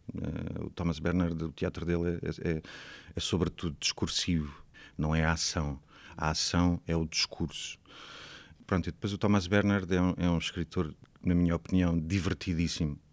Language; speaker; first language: Portuguese; native; Portuguese